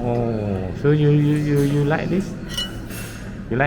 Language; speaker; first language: English; non-native, local second language; Malay